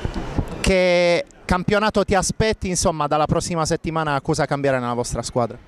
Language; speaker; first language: Italian; native; Italian